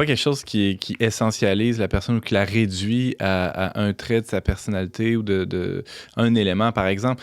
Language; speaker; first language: French; native; French